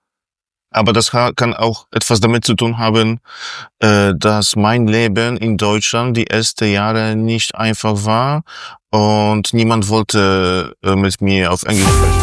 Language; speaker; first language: German; non-native, fluent; Polish